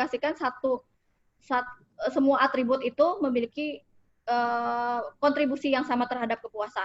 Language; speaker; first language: Indonesian; native; Indonesian